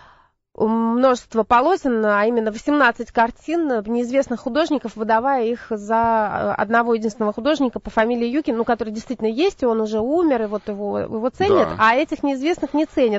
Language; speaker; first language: Russian; native; Russian